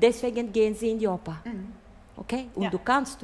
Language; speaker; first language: German; non-native, fluent; Bulgarian